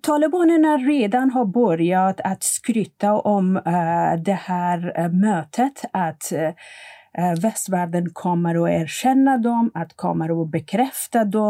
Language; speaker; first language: Swedish; non-native, fluent; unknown